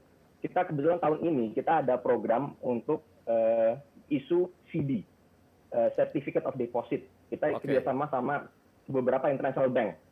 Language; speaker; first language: Indonesian; native; Indonesian